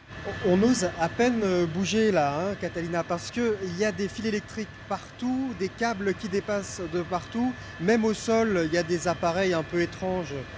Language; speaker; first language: French; native; French